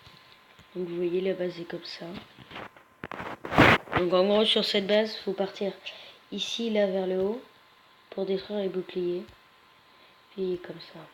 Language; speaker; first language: French; native; French